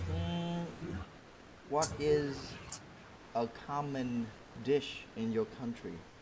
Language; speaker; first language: English; non-native, fluent; Vietnamese